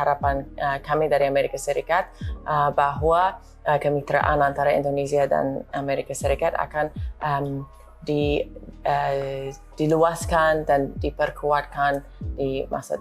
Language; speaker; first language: Indonesian; non-native, fluent; English